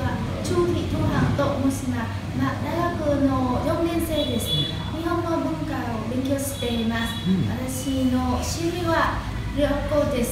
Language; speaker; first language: Japanese; non-native, learner; Vietnamese